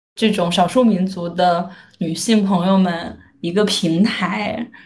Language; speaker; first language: Chinese; native; Chinese